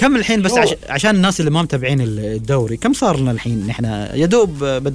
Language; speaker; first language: Arabic; native; Arabic